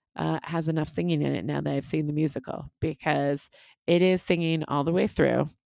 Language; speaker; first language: English; native; English